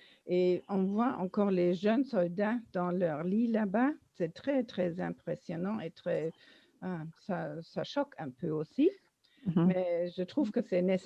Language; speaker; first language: French; non-native, learner; German